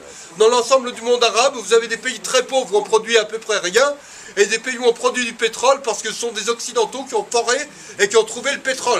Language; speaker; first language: French; native; French